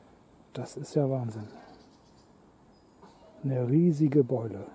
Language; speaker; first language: German; native; German